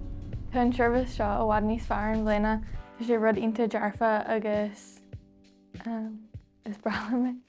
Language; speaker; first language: Irish; native; Irish